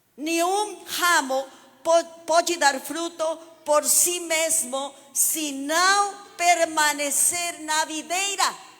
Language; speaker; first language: Portuguese; non-native, fluent; Spanish